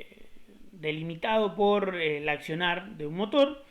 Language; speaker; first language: Spanish; native; Spanish